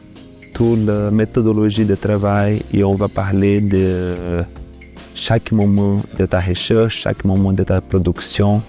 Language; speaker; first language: French; non-native, fluent; Portuguese